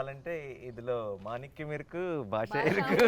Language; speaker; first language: Telugu; native; Telugu